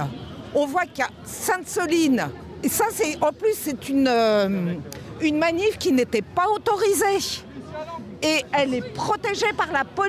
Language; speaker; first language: French; native; French